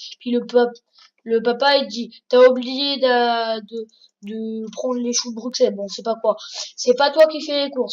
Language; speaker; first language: French; native; French